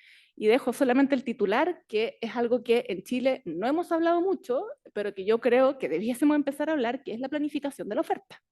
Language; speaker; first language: Spanish; native; Spanish